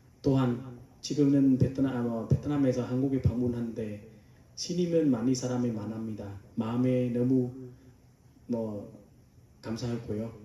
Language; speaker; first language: Korean; non-native, learner; Vietnamese